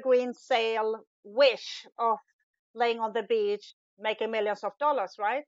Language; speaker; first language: English; non-native, fluent; Swedish